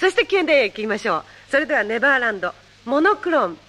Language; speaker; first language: Japanese; native; Japanese